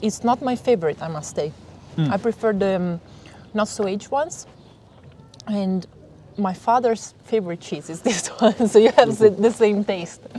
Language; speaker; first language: English; non-native, fluent; Italian